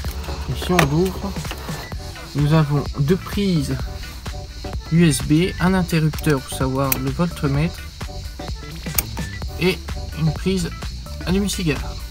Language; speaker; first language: French; native; French